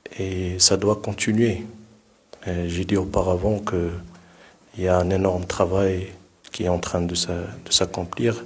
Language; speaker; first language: French; non-native, local second language; Arabic